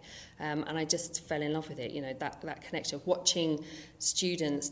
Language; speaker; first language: English; native; English